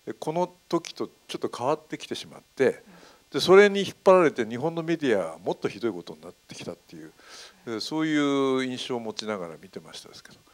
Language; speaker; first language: Japanese; native; Japanese